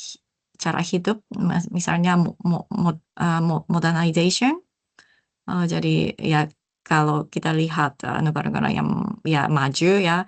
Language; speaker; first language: Indonesian; non-native, learner; Japanese